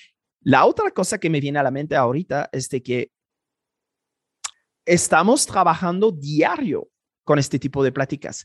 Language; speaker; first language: Spanish; non-native, fluent; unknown